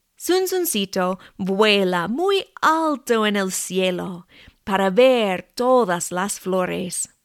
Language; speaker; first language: Spanish; non-native, fluent; English